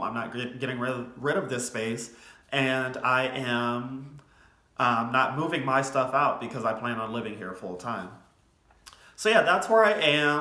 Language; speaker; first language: English; native; English